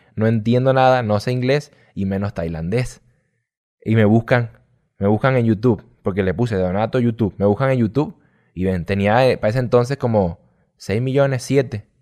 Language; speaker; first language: Spanish; native; Spanish